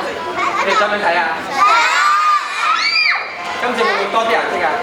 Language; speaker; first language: Cantonese; native; Cantonese